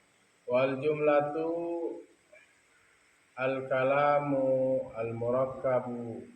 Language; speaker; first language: Arabic; non-native, fluent; Indonesian